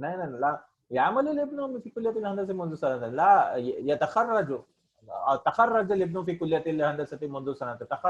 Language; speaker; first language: Arabic; non-native, fluent; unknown